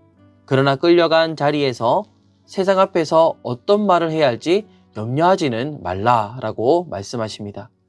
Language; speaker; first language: Korean; native; Korean